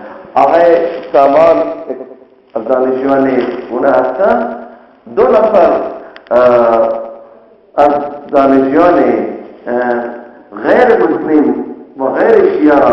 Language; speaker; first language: Persian; non-native, fluent; Urdu